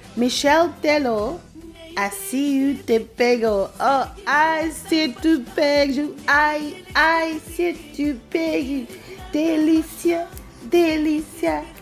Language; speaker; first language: Spanish; non-native, fluent; English